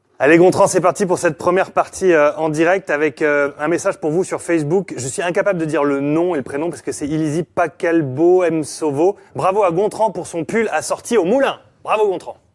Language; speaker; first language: French; native; French